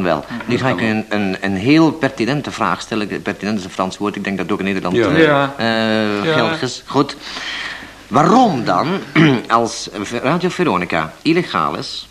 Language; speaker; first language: Dutch; native; Dutch